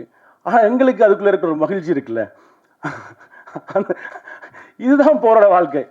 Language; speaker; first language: Tamil; native; Tamil